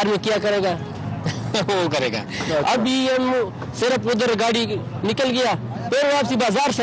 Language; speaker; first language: Hindi; non-native, local second language; Pashto